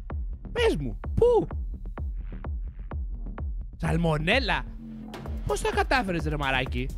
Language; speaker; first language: Greek; native; Greek